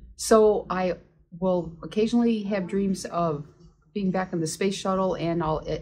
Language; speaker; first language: English; native; English